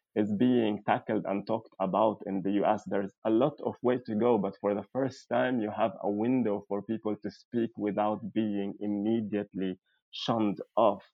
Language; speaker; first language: English; non-native, fluent; Arabic